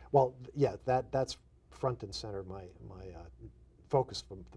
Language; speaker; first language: English; native; English